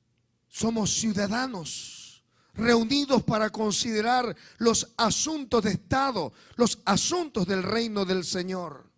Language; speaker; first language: Spanish; native; Spanish